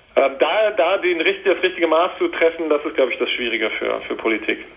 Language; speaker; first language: German; native; German